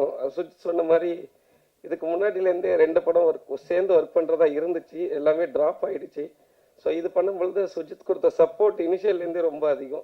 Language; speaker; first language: Tamil; native; Tamil